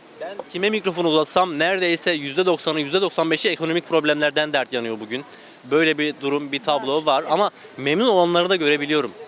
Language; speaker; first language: Turkish; native; Turkish